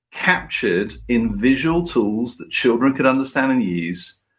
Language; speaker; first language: English; native; English